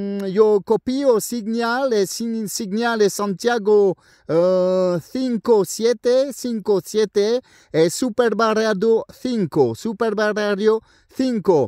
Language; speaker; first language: Spanish; non-native, learner; French